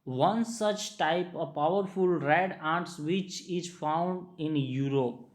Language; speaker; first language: English; non-native, local second language; Gujarati